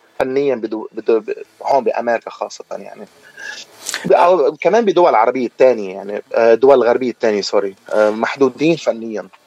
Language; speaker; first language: Arabic; native; Arabic